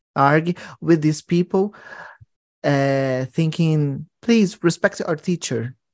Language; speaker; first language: English; non-native, fluent; Portuguese